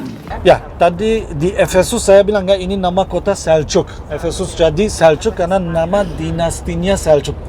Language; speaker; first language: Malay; non-native, fluent; Turkish